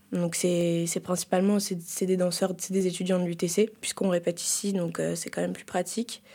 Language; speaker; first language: French; native; French